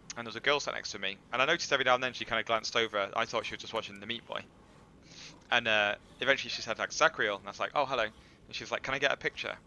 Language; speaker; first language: English; native; English